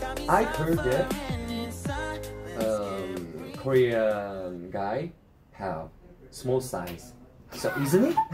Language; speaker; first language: English; non-native, learner; Spanish